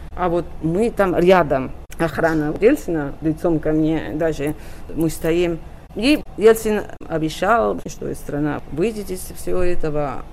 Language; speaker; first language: Russian; non-native, fluent; Catalan